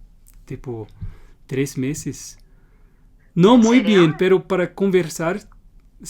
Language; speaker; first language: Spanish; non-native, learner; English